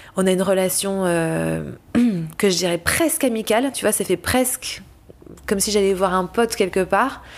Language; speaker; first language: French; native; French